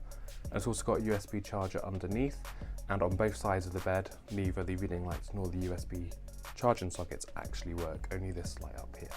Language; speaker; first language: English; native; English